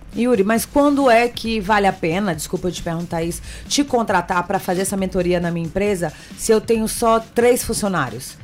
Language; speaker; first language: Portuguese; native; Portuguese